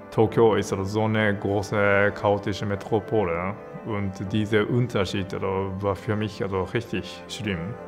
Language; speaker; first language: German; non-native, fluent; Japanese